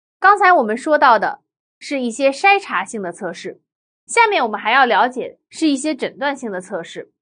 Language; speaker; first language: Chinese; native; Chinese